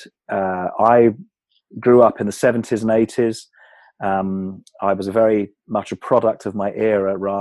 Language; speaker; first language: English; native; English